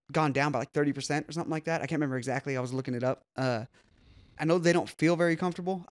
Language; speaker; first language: English; native; English